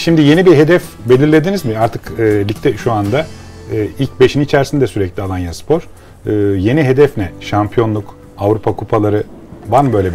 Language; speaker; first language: Turkish; native; Turkish